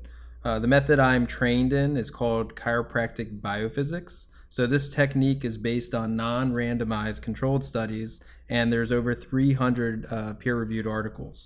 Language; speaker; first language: English; native; English